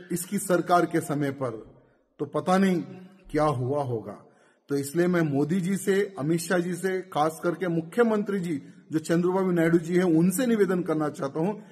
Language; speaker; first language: Hindi; native; Hindi